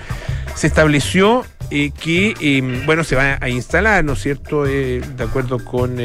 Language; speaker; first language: Spanish; native; Spanish